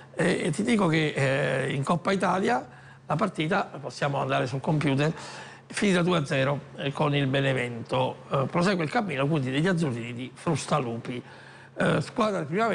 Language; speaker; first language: Italian; native; Italian